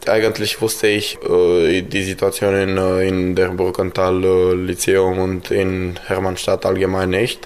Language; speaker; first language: German; non-native, local second language; Romanian